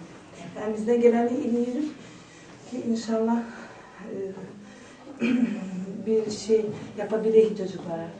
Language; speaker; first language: Turkish; non-native, learner; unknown